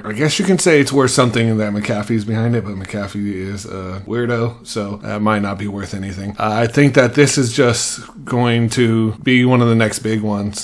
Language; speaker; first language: English; native; English